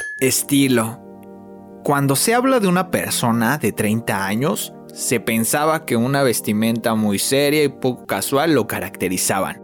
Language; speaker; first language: Spanish; native; Spanish